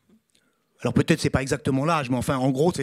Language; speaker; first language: French; native; French